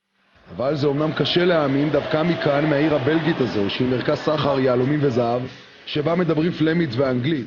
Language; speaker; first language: Hebrew; native; Hebrew